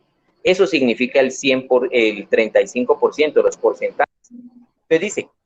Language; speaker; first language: Spanish; native; Spanish